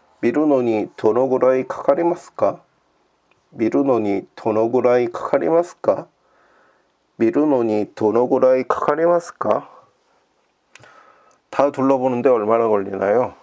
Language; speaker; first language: Japanese; non-native, learner; Korean